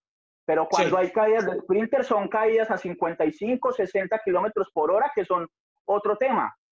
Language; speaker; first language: Spanish; native; Spanish